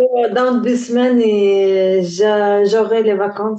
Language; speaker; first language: French; non-native, learner; Ukrainian